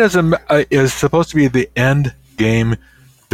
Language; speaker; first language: English; native; English